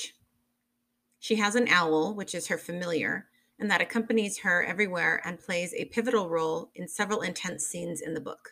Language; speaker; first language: English; native; English